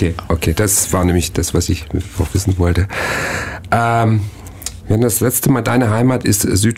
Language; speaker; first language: German; native; German